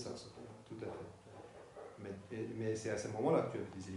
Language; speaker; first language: French; native; French